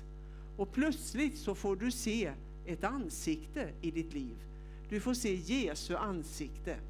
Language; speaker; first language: Swedish; native; Swedish